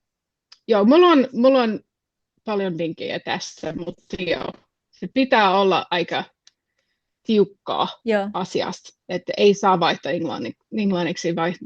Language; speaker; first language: Finnish; non-native, fluent; English